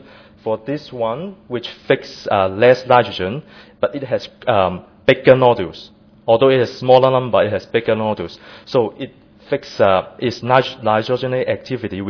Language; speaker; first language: English; non-native, fluent; Chinese